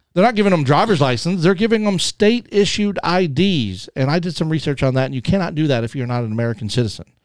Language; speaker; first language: English; native; English